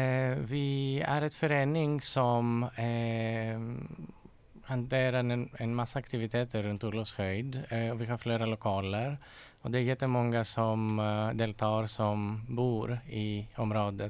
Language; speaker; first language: Swedish; non-native, fluent; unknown